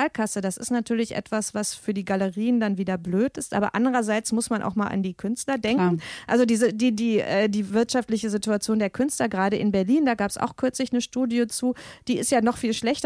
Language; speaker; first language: German; native; German